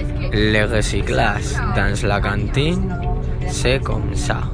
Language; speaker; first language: French; non-native, learner; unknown